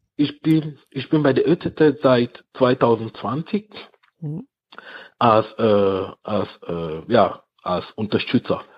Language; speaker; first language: German; non-native, fluent; French